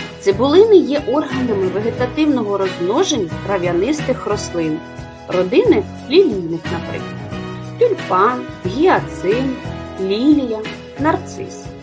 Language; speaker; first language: Ukrainian; native; Ukrainian